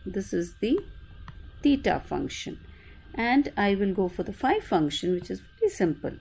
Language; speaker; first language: English; non-native, local second language; Malayalam